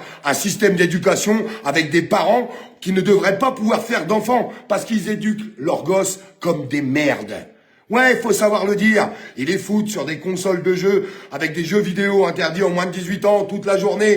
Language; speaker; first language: French; native; French